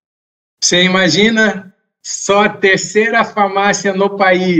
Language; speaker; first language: Portuguese; non-native, fluent; English